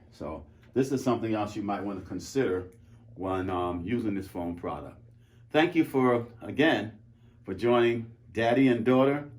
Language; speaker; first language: English; native; English